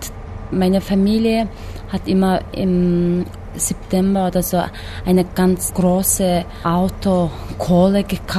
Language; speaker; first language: German; non-native, fluent; Mongolian